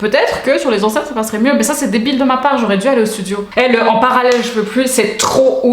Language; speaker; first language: French; native; French